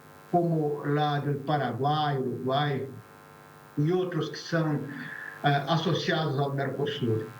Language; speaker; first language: Spanish; non-native, fluent; Portuguese